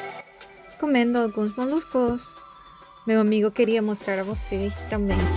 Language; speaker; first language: Portuguese; non-native, fluent; Korean